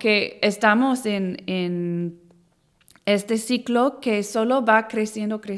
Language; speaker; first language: Spanish; non-native, fluent; English